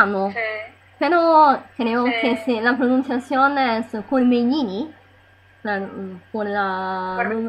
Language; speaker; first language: Spanish; non-native, learner; Italian